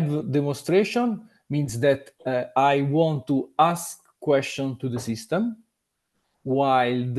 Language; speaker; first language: English; non-native, learner; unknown